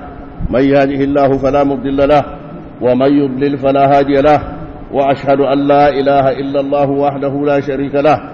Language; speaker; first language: Arabic; non-native, fluent; Hausa